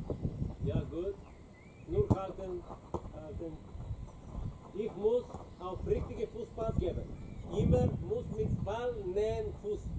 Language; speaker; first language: German; non-native, learner; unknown